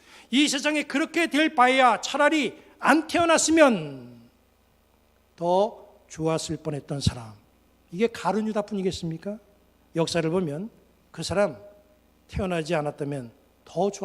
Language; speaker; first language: Korean; native; Korean